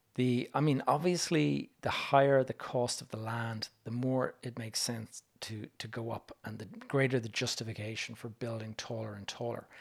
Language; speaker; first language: English; native; English